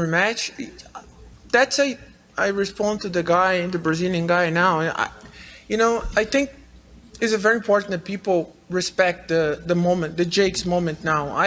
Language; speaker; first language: English; non-native, learner; Portuguese